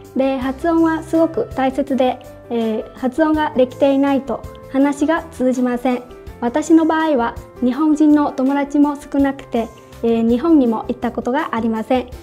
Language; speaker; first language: Japanese; non-native, fluent; Vietnamese